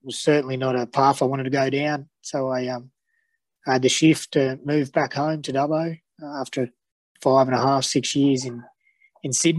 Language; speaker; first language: English; native; English